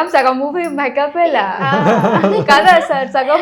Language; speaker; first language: Telugu; non-native, fluent; Odia